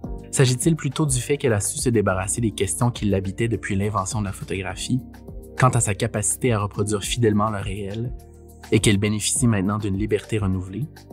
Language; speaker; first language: French; native; French